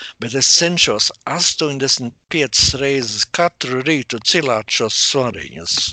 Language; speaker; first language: Latvian; native; Latvian